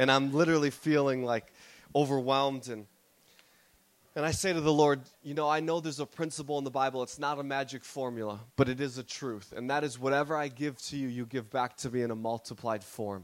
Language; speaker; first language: English; native; English